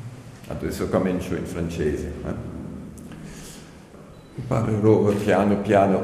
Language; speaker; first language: Italian; non-native, learner; French